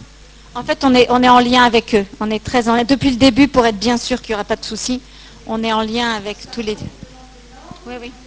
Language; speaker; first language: French; native; French